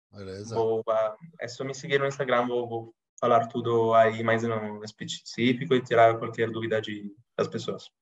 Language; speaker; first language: Portuguese; non-native, fluent; Italian